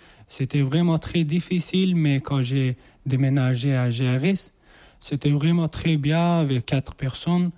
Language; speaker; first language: French; non-native, learner; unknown